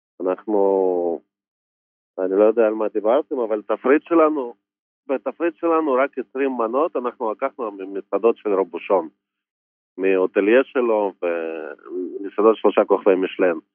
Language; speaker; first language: Hebrew; non-native, fluent; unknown